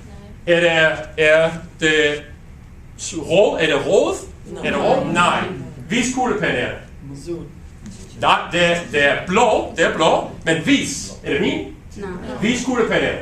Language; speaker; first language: Danish; non-native, learner; English